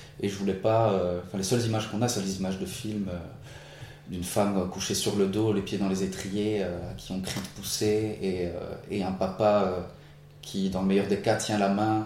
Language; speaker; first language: French; native; French